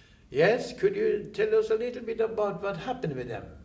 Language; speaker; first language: English; non-native, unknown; Norwegian